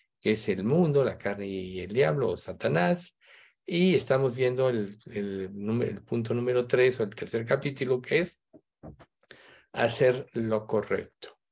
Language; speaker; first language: Spanish; native; Spanish